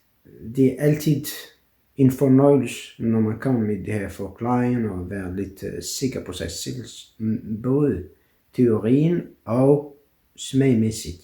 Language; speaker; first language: Danish; non-native, fluent; French